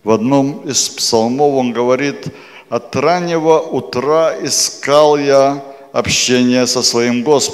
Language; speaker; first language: Polish; non-native, learner; Russian